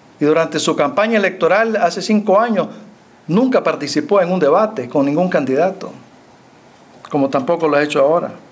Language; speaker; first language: Spanish; native; Spanish